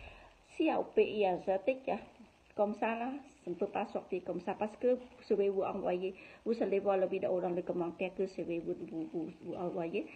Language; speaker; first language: French; non-native, learner; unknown